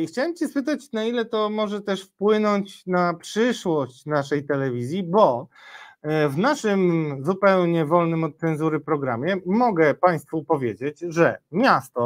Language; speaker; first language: Polish; native; Polish